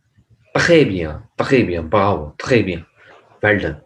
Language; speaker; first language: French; non-native, learner; Urdu